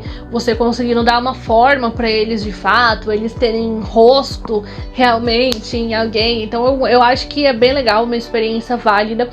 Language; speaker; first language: Portuguese; native; Portuguese